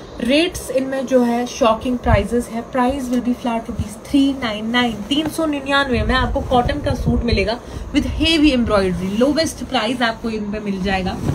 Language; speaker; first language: Hindi; non-native, local second language; Kashmiri